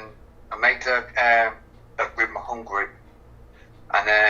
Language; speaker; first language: English; native; English